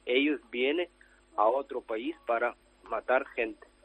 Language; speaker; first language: Spanish; non-native, learner; Ukrainian